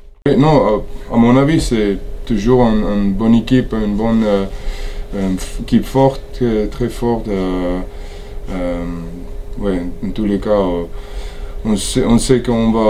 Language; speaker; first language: French; non-native, fluent; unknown